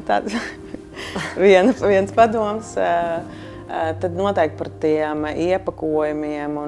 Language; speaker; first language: Latvian; native; Latvian